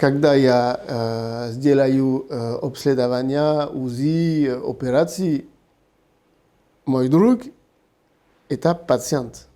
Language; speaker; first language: Russian; non-native, learner; French